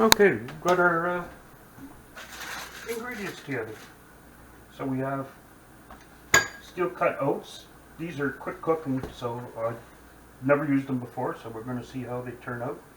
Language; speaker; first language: English; native; English